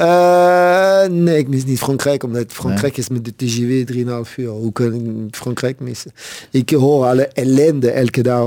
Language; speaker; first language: Dutch; non-native, fluent; French